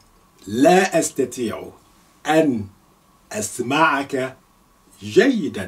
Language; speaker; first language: Arabic; non-native, fluent; Yoruba